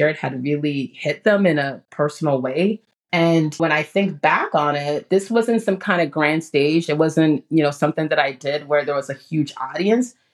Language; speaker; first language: English; early bilingual, other home language; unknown